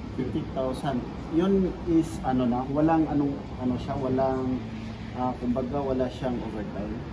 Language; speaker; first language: Filipino; native; Filipino